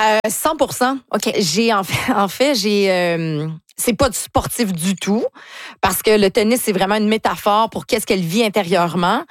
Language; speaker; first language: French; native; French